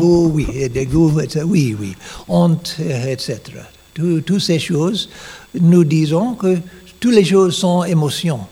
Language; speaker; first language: French; non-native, learner; English